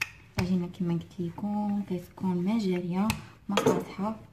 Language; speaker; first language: Arabic; native; Arabic